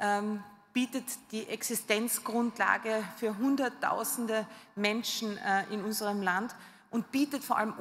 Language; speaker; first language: German; native; German